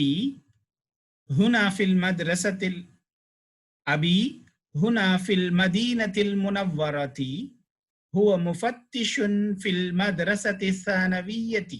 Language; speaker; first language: Arabic; non-native, fluent; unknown